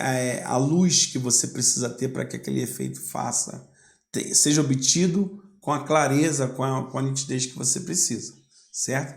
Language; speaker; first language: Portuguese; native; Portuguese